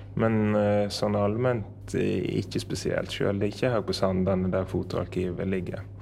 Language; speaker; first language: Norwegian; native; Norwegian